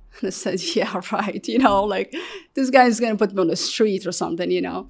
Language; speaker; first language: English; early bilingual, other home language; Arabic